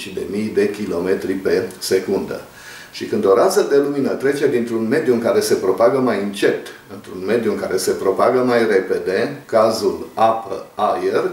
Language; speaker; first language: Romanian; native; Romanian